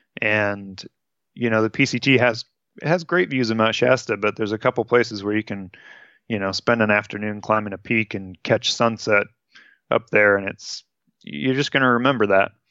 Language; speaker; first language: English; native; English